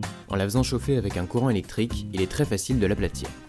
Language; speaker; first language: French; native; French